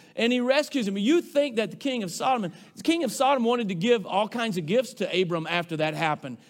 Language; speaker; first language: English; native; English